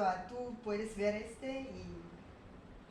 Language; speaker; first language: Spanish; non-native, learner; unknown